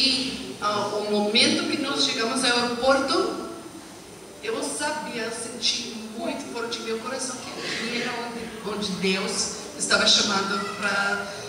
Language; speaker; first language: Portuguese; non-native, learner; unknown